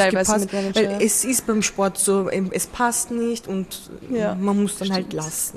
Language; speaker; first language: German; early bilingual, other home language; Turkish